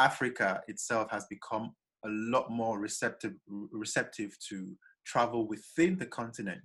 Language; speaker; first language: English; non-native, local second language; Yoruba